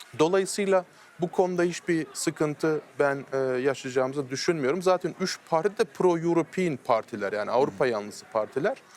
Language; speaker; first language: Turkish; early bilingual, heritage; Turkish